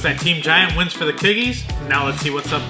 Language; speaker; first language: English; native; English